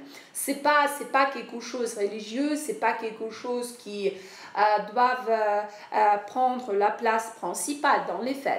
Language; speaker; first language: French; non-native, fluent; Ukrainian